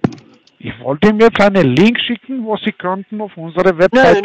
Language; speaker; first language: German; non-native, learner; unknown